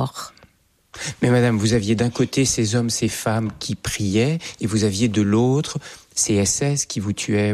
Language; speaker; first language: French; native; French